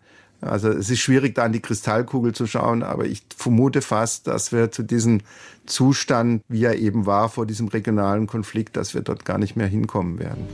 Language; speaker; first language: German; native; German